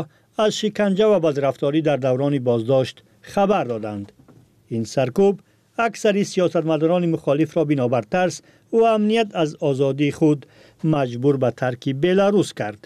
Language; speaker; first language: Persian; native; Persian